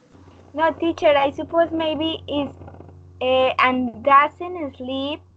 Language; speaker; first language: English; non-native, learner; Spanish